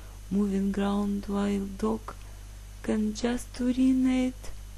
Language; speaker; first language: English; non-native, learner; Russian